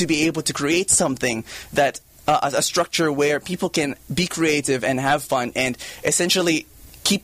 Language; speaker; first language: English; non-native, local second language; Filipino